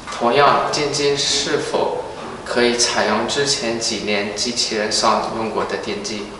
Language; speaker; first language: Chinese; early bilingual, heritage; Chinese